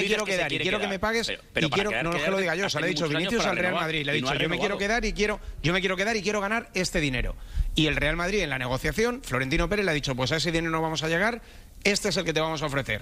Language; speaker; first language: Spanish; native; Spanish